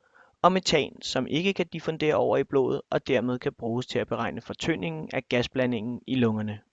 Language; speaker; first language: Danish; native; Danish